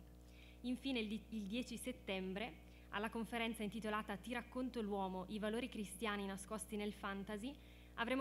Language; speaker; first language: Italian; native; Italian